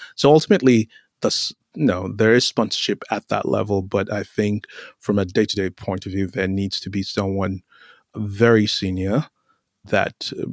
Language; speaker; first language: English; non-native, local second language; Yoruba